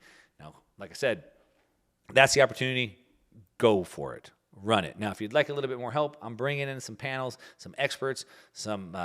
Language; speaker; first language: English; native; English